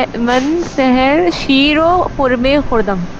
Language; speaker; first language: Persian; non-native, learner; Urdu